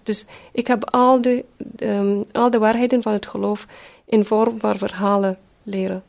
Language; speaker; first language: Dutch; early bilingual, other home language; Arabic